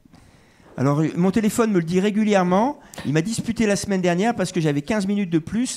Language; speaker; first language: French; native; French